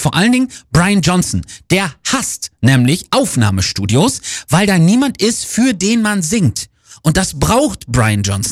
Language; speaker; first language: German; native; German